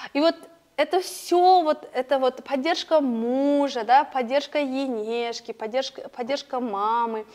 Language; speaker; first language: Russian; non-native, local second language; Kazakh